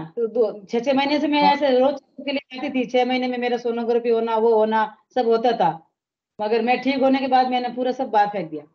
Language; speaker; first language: Hindi; native; Hindi